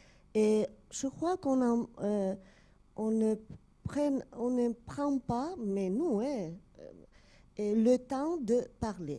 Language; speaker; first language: French; non-native, fluent; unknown